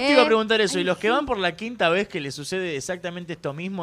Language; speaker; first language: Spanish; native; Spanish